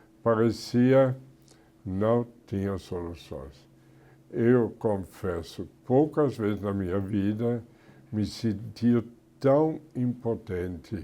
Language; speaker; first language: Portuguese; non-native, fluent; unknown